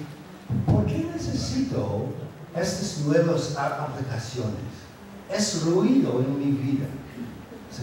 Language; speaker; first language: Spanish; non-native, fluent; English